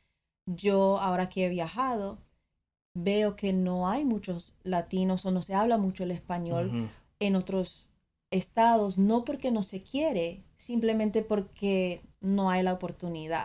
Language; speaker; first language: Spanish; early bilingual, other home language; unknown